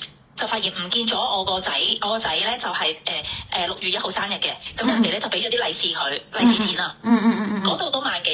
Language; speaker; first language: Cantonese; native; Cantonese